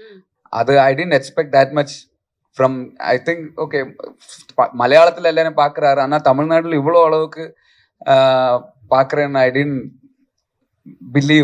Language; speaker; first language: Tamil; non-native, local second language; Malayalam